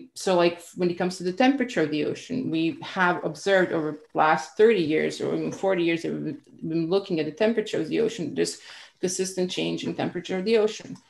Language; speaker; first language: English; non-native, fluent; Croatian